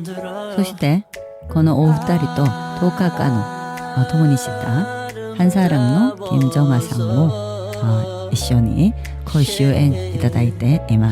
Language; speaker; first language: Japanese; non-native, learner; Korean